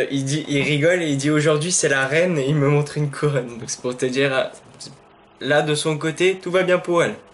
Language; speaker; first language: French; native; French